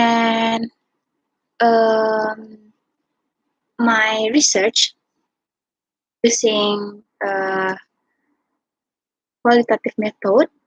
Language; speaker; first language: English; non-native, learner; Indonesian